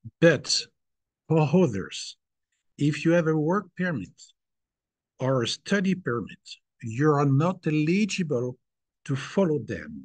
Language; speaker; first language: English; non-native, fluent; French